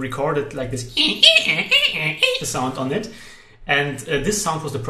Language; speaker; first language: English; non-native, fluent; Polish